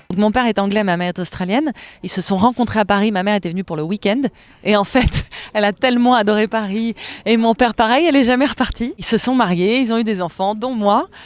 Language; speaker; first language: French; native; French